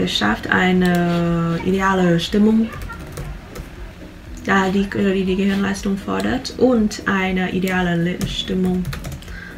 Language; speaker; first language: German; non-native, fluent; Vietnamese